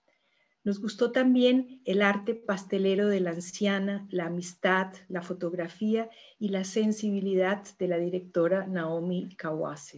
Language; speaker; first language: Spanish; native; Spanish